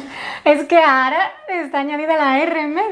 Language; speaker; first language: Spanish; native; Spanish